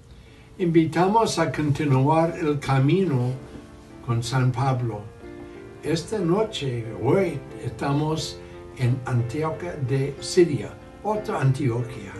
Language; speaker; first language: Spanish; non-native, learner; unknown